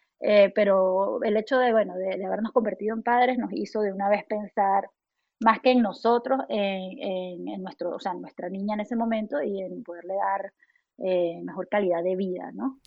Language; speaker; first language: Spanish; native; Spanish